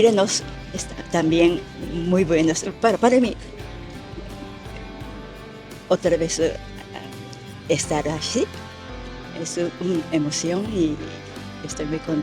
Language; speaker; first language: Spanish; non-native, learner; Japanese